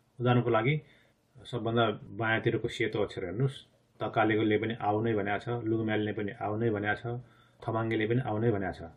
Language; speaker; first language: Nepali; non-native, local second language; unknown